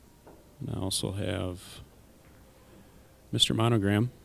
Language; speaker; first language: English; native; English